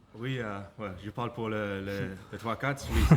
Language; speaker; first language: French; non-native, learner; English